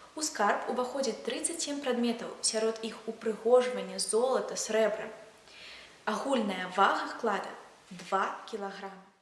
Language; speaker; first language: Belarusian; non-native, local second language; Russian